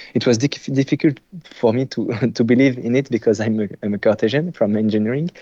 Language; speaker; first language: English; non-native, fluent; French